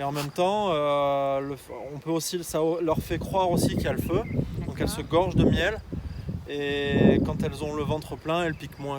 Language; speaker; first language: French; native; French